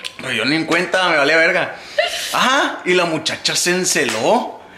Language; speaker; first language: Spanish; early bilingual, heritage; Spanish